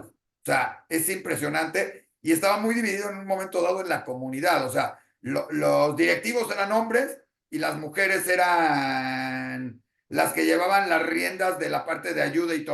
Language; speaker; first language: Spanish; native; Spanish